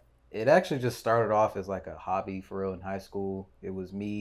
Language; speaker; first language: English; native; English